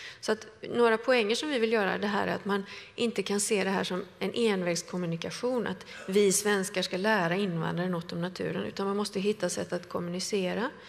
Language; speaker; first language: Swedish; native; Swedish